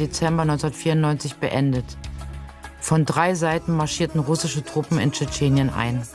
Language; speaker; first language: German; native; German